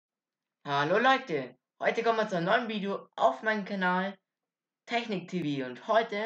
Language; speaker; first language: German; native; German